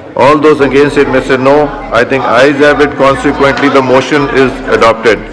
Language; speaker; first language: English; non-native, local second language; Urdu